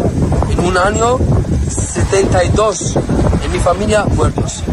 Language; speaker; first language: Spanish; non-native, learner; Arabic